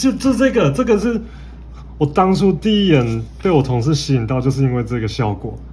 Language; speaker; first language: Chinese; native; Chinese